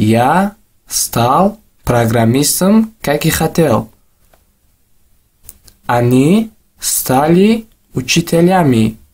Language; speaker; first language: Russian; non-native, local second language; Tajik